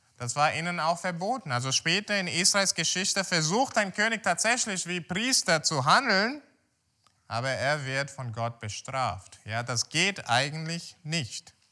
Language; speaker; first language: German; non-native, fluent; Portuguese